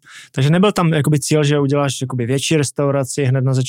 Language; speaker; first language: Czech; native; Czech